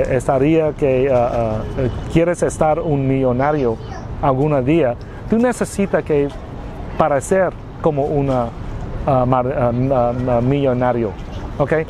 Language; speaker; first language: Spanish; non-native, learner; Vietnamese